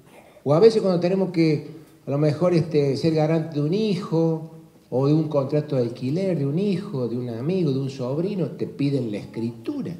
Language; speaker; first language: Spanish; native; Spanish